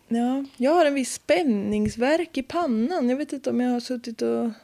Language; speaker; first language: Swedish; native; Swedish